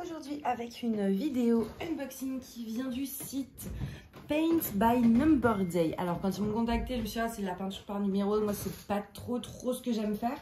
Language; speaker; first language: French; native; French